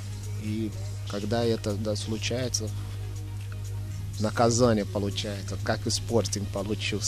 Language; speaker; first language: Russian; non-native, fluent; Portuguese